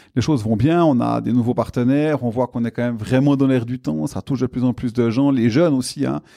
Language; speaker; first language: French; native; French